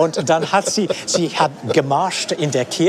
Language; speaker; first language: German; non-native, fluent; English